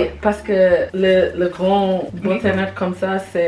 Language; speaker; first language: French; non-native, learner; English